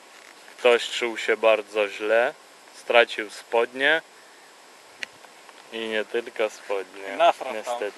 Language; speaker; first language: Polish; non-native, fluent; Russian